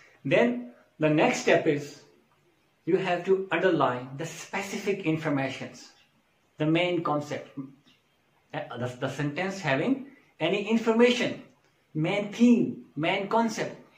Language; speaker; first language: English; non-native, local second language; Urdu